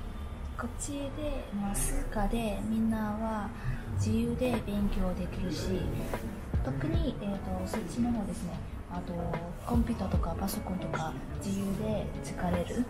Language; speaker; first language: Japanese; non-native, learner; Vietnamese